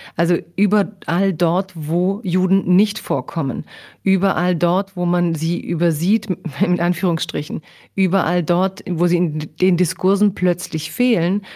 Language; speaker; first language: German; early bilingual, other home language; Croatian